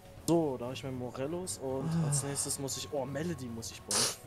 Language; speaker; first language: German; native; German